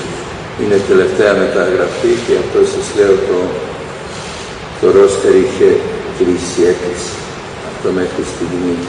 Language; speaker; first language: Greek; non-native, fluent; Serbian